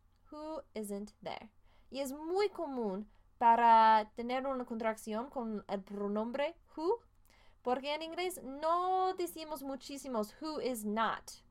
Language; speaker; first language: Spanish; non-native, fluent; English